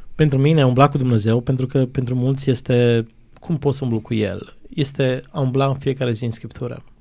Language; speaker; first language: Romanian; non-native, local second language; Croatian